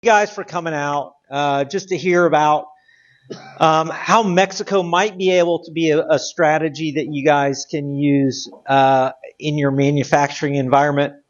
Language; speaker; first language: English; native; English